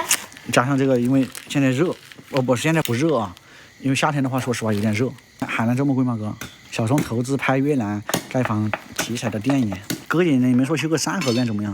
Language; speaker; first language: Chinese; native; Chinese